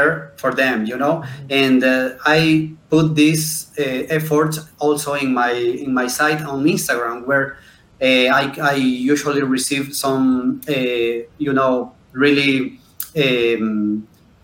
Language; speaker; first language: English; non-native, fluent; Spanish